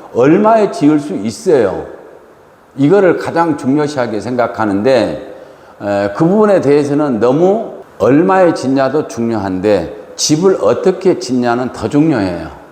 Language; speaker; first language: Korean; native; Korean